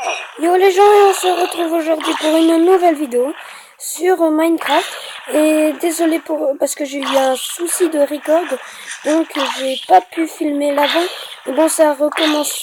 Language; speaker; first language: French; native; French